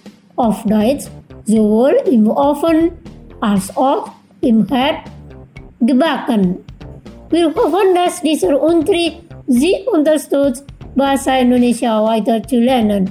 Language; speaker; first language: German; non-native, fluent; Indonesian